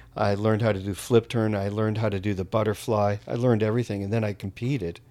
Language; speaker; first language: English; native; English